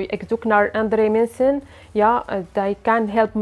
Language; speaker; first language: Dutch; non-native, learner; Arabic